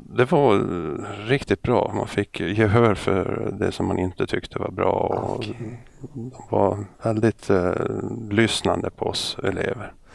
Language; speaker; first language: Swedish; native; Swedish